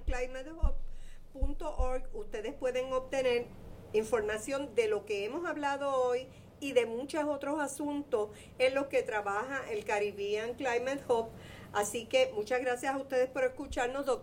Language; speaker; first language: Spanish; native; Spanish